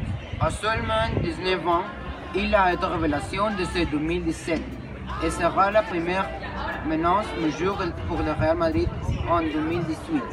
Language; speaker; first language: French; non-native, learner; Spanish